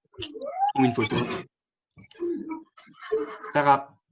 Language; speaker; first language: French; native; French